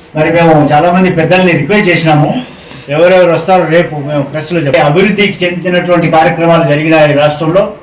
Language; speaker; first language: Telugu; non-native, local second language; Lambadi